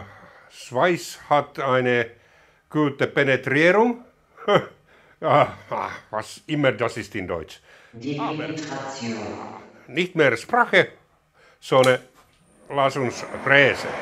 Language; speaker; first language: German; non-native, learner; Finnish